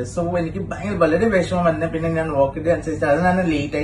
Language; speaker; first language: Malayalam; non-native, fluent; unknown